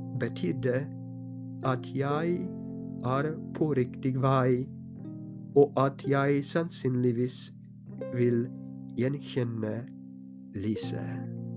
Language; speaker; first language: Norwegian; non-native, fluent; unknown